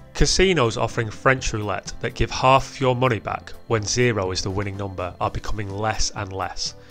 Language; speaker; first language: English; native; English